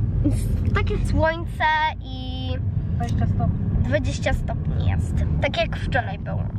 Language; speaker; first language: Polish; early bilingual, heritage; Polish